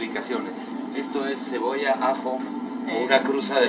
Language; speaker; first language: Spanish; native; Spanish